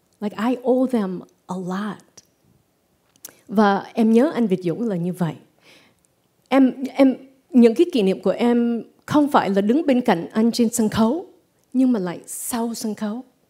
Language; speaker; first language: Vietnamese; early bilingual, heritage; Vietnamese